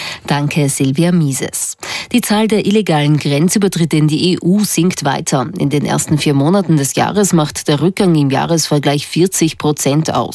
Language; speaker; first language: German; native; German